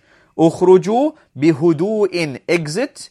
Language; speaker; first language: Arabic; non-native, fluent; English